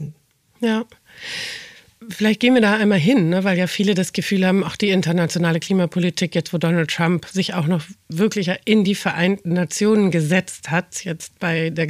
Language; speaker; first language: German; native; German